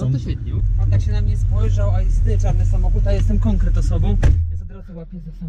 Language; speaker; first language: Polish; native; Polish